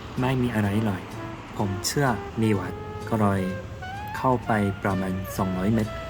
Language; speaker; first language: Thai; non-native, learner; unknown